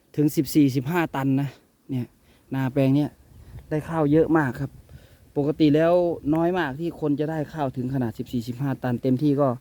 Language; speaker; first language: Thai; non-native, local second language; Northeastern Thai